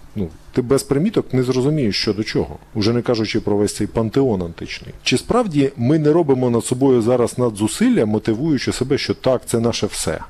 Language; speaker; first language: Ukrainian; native; Ukrainian